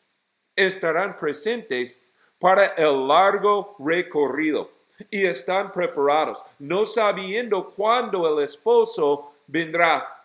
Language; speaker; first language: Spanish; non-native, fluent; English